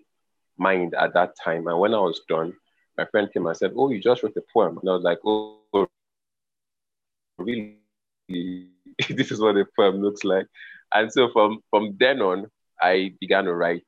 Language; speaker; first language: English; non-native, local second language; Igbo